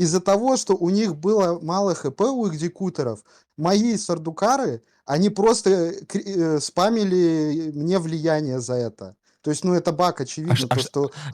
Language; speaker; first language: Russian; native; Russian